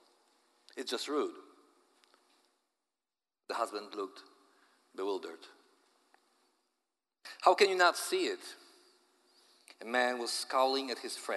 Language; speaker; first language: English; non-native, fluent; Polish